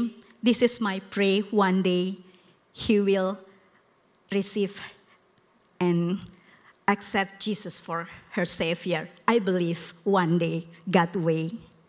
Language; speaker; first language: English; non-native, learner; Indonesian